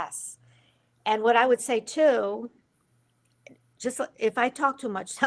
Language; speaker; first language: English; native; English